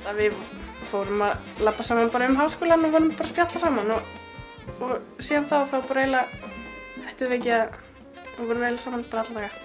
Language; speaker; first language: Icelandic; native; Icelandic